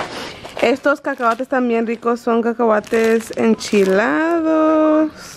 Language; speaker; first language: Spanish; early bilingual, heritage; Spanish